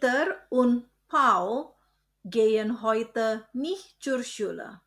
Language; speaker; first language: German; non-native, fluent; Indonesian